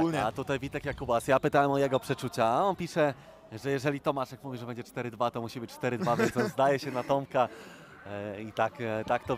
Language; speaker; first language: Polish; native; Polish